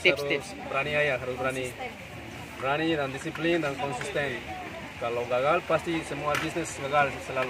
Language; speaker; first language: Indonesian; non-native, learner; Spanish